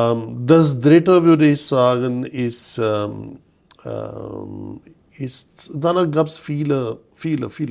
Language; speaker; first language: German; non-native, fluent; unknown